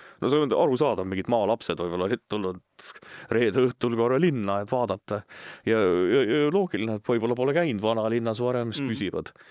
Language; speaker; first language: Estonian; native; Estonian